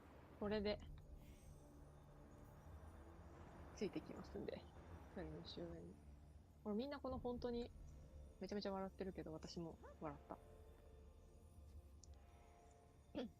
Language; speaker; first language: Japanese; native; Japanese